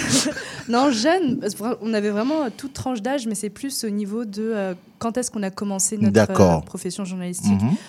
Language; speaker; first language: French; native; French